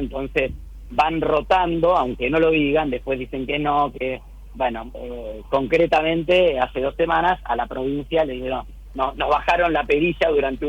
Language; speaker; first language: Spanish; native; Spanish